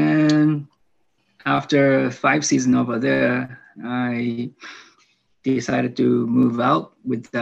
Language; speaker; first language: English; non-native, fluent; Japanese